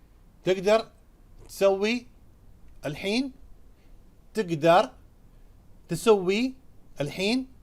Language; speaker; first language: Arabic; non-native, fluent; Urdu